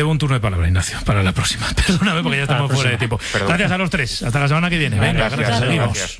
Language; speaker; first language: Spanish; native; Spanish